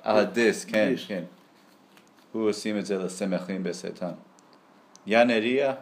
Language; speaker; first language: Hebrew; non-native, learner; English